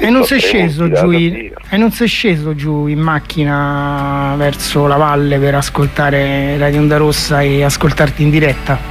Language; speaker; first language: Italian; native; Italian